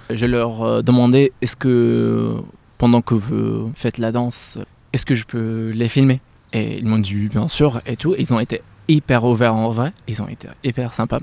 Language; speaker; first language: French; non-native, fluent; Arabic